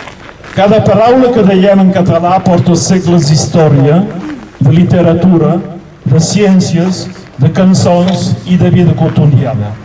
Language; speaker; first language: Catalan; non-native, local second language; French